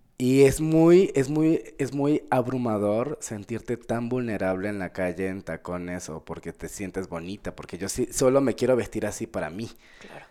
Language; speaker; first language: Spanish; native; Spanish